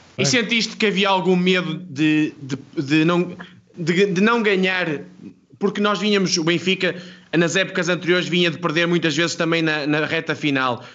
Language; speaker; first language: Portuguese; native; Portuguese